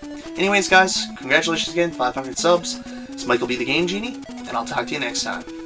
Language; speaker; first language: English; native; English